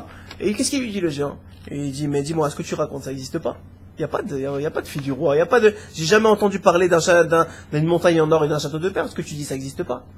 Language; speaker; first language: French; native; French